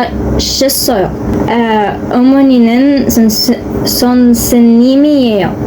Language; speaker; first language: Korean; non-native, learner; Arabic